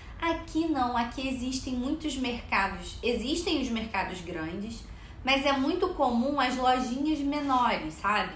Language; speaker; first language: Portuguese; native; Portuguese